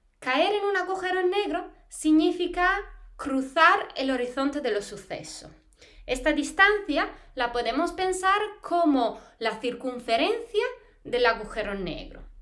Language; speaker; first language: Spanish; non-native, fluent; Italian